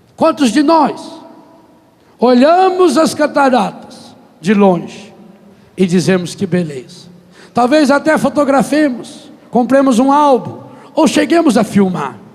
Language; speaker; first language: Portuguese; native; Portuguese